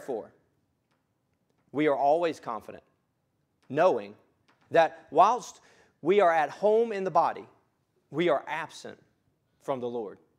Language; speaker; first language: English; native; English